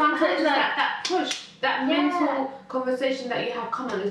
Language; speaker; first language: English; native; English